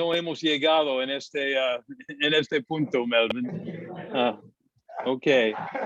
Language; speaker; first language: Spanish; non-native, fluent; English